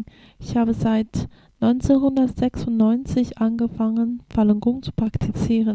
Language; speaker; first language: German; non-native, fluent; Chinese